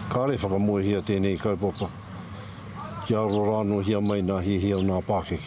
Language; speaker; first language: Māori; native; Māori